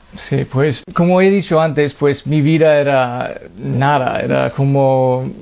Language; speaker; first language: Spanish; non-native, fluent; English